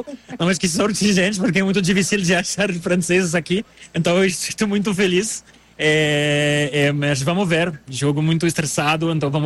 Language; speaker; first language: Portuguese; non-native, learner; French